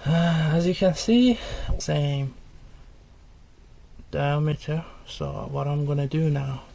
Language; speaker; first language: English; non-native, fluent; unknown